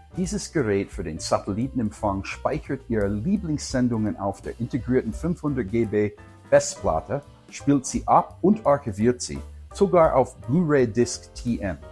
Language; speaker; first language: German; native; German